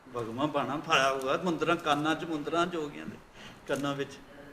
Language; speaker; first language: Hindi; non-native, local second language; Punjabi